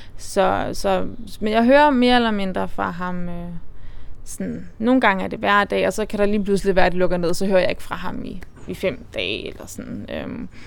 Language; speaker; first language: Danish; native; Danish